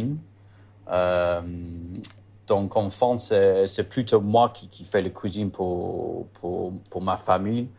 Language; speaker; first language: French; non-native, learner; English